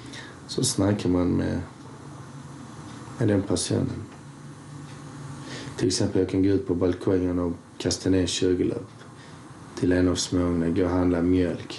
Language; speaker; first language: Swedish; early bilingual, other home language; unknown